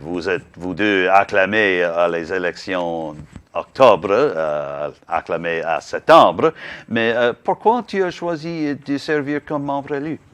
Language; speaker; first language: French; non-native, learner; English